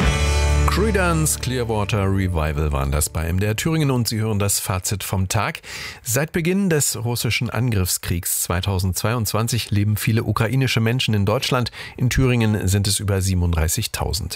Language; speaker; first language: German; native; German